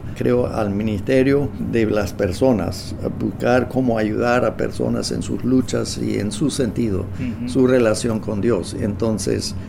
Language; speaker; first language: Spanish; non-native, fluent; English